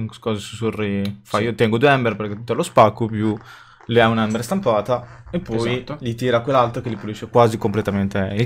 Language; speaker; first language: Italian; native; Italian